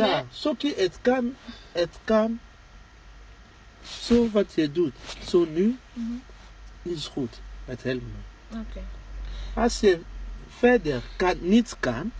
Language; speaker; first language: Dutch; non-native, learner; Lingala